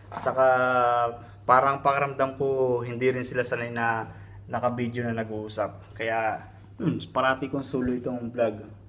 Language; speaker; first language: Filipino; native; Filipino